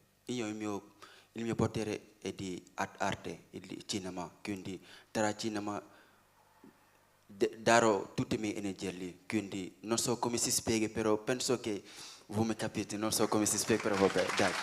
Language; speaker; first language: Italian; non-native, learner; Wolof